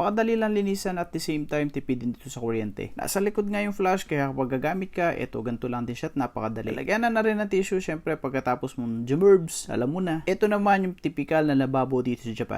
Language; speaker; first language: Filipino; native; Filipino